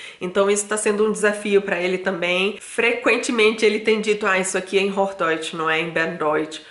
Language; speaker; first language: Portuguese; native; Portuguese